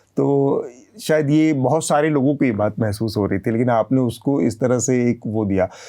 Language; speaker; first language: Hindi; native; Hindi